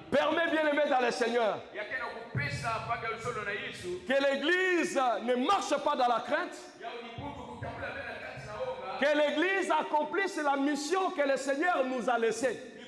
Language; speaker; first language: French; non-native, local second language; Lingala